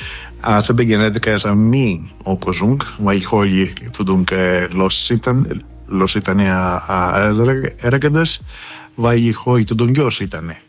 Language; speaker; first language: Hungarian; non-native, fluent; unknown